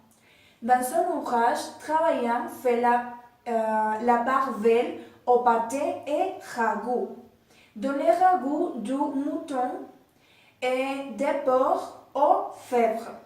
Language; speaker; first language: French; non-native, fluent; Spanish